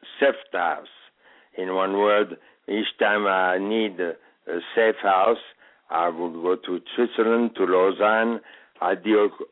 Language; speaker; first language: English; non-native, fluent; French